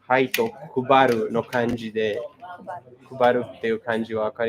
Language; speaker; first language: Japanese; non-native, learner; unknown